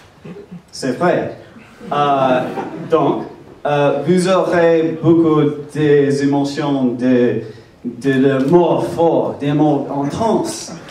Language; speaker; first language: French; non-native, learner; English